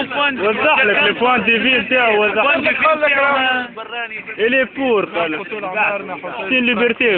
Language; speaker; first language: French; non-native, local second language; Arabic